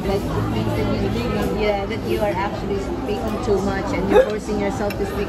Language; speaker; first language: English; non-native, local second language; Filipino